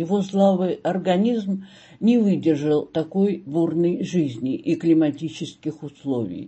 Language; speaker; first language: Russian; native; Russian